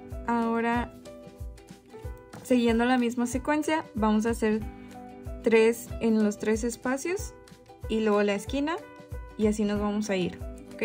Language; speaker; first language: Spanish; native; Spanish